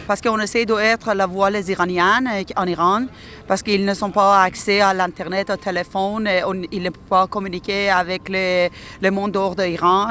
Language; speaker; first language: French; non-native, learner; Persian